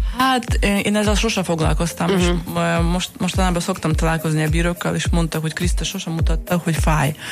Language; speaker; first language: Hungarian; non-native, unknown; Russian